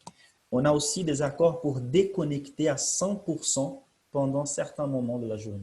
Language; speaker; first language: French; non-native, fluent; Portuguese